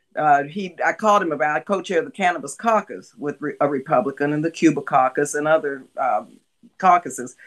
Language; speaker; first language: English; native; English